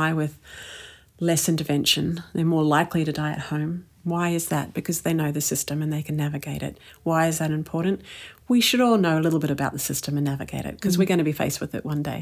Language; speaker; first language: English; native; English